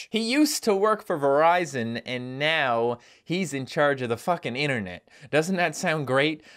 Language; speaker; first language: English; native; English